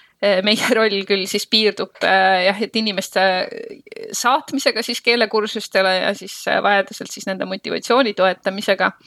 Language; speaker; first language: Estonian; native; Estonian